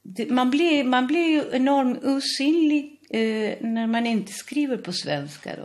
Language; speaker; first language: Swedish; non-native, fluent; Spanish